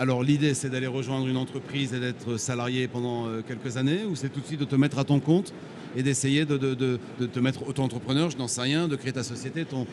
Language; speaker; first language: French; native; French